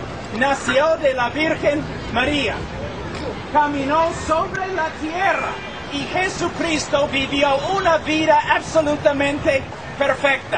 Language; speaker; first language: Spanish; non-native, fluent; English